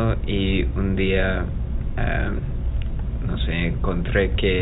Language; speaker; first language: Spanish; non-native, learner; English